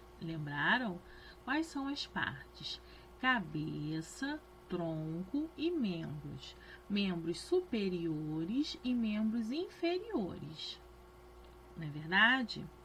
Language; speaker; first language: Portuguese; native; Portuguese